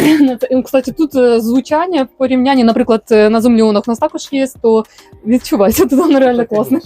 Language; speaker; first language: Ukrainian; native; Ukrainian